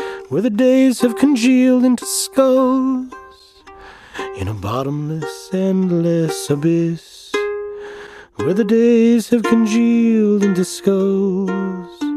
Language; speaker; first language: English; native; English